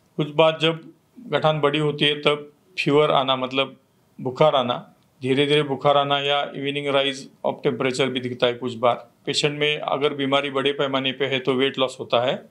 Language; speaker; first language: Hindi; non-native, local second language; Marathi